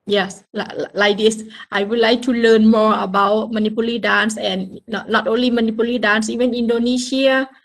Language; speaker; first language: English; non-native, learner; Thai